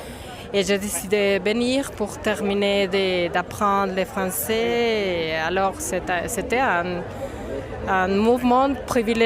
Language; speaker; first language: French; non-native, fluent; Spanish